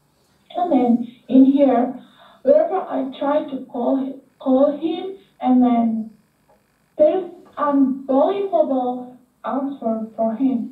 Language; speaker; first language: English; non-native, learner; Indonesian